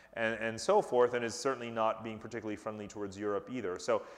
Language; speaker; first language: English; native; English